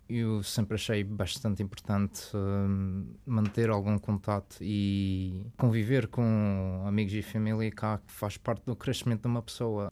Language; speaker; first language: Portuguese; early bilingual, heritage; Portuguese